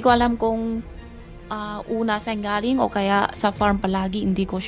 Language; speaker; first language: Filipino; non-native, learner; Chinese